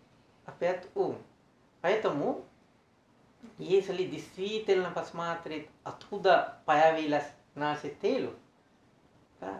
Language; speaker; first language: Russian; non-native, learner; Sinhala